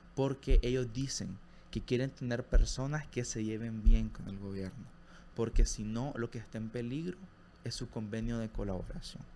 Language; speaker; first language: Spanish; native; Spanish